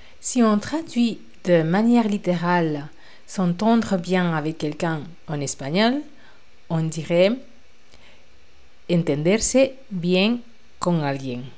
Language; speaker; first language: French; non-native, fluent; Spanish